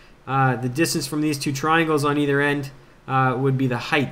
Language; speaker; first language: English; native; English